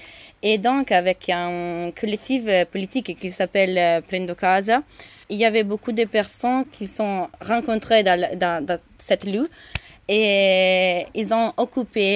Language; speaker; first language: French; non-native, learner; Italian